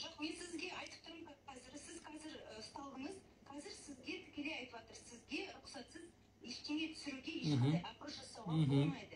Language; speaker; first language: Kazakh; non-native, local second language; Russian